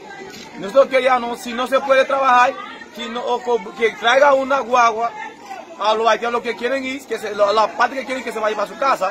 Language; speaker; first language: Spanish; non-native, learner; Haitian Creole